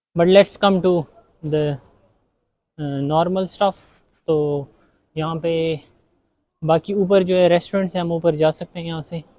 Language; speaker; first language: Urdu; native; Urdu